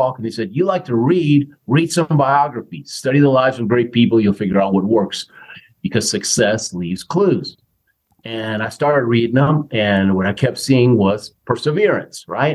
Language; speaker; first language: English; native; English